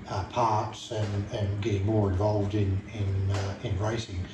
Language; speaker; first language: English; native; English